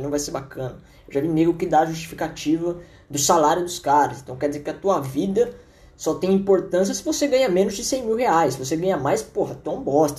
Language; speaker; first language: Portuguese; native; Portuguese